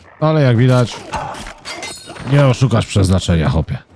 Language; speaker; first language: Polish; native; Polish